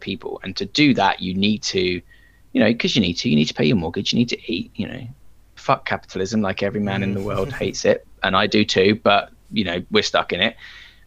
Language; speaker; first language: English; native; English